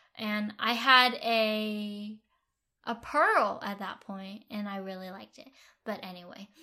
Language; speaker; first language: English; early bilingual, other home language; Vietnamese